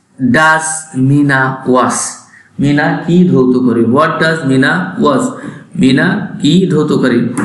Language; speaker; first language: English; non-native, local second language; Bangla